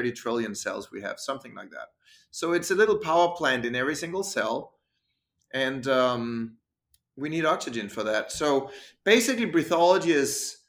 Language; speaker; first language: English; non-native, fluent; Danish